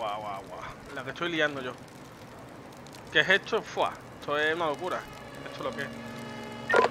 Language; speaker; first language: Spanish; native; Spanish